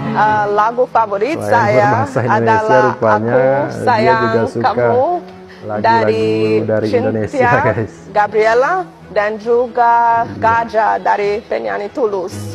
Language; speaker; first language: Indonesian; non-native, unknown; English